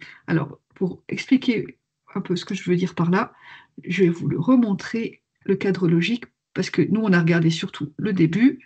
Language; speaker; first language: French; native; French